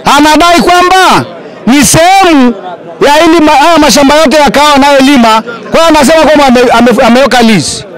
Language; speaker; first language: Swahili; non-native, local second language; Masai